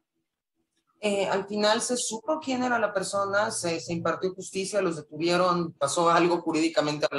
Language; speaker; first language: Spanish; native; Spanish